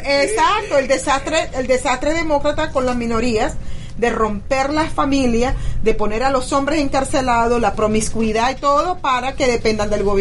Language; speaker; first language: Spanish; native; Spanish